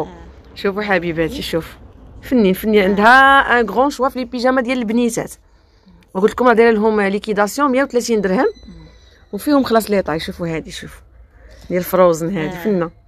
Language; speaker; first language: Arabic; native; Arabic